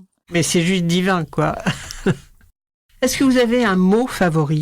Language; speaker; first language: French; native; French